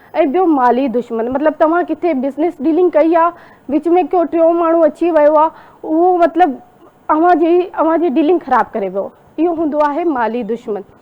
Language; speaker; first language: Sindhi; non-native, local second language; Urdu